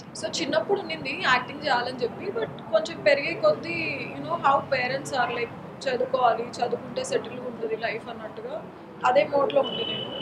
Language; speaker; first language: Telugu; non-native, local second language; Marathi